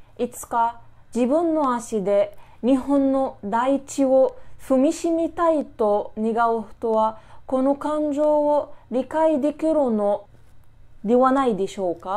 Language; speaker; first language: Japanese; non-native, learner; Arabic